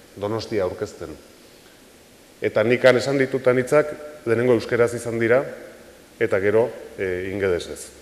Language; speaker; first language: Basque; native; Basque